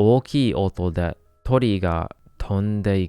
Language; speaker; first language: Japanese; non-native, learner; English